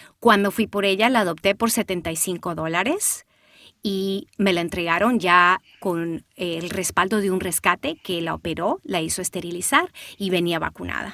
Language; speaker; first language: Spanish; early bilingual, heritage; Spanish